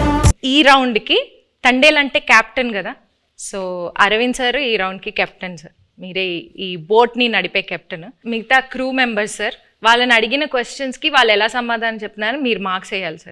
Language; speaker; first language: Telugu; native; Telugu